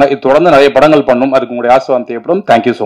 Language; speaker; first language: Tamil; native; Tamil